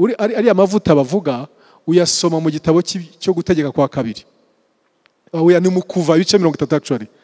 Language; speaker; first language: Kinyarwanda; early bilingual, heritage; Kinyarwanda